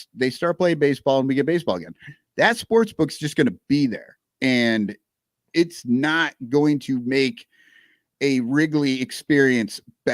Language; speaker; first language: English; native; English